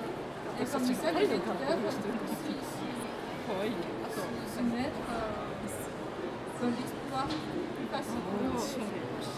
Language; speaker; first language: French; non-native, fluent; Japanese